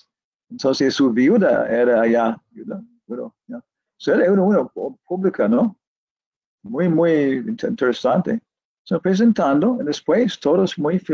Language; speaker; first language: Spanish; non-native, learner; English